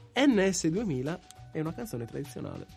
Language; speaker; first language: Italian; native; Italian